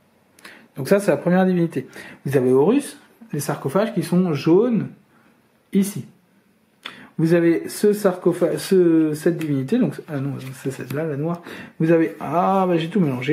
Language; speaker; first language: French; native; French